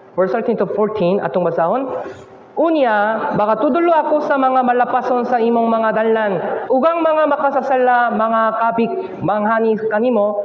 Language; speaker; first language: Cebuano; non-native, fluent; Korean